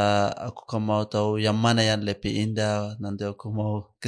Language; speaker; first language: Indonesian; non-native, learner; Arabic